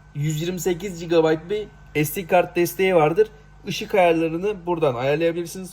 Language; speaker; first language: Turkish; native; Turkish